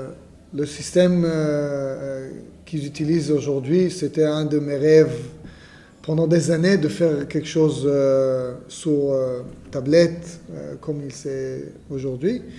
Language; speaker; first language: French; non-native, fluent; Hebrew